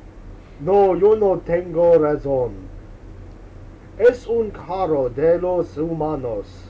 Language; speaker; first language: Spanish; non-native, learner; English